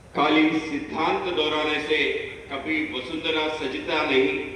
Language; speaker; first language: Hindi; non-native, local second language; Telugu